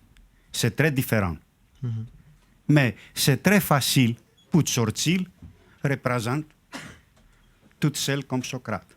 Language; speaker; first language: French; non-native, learner; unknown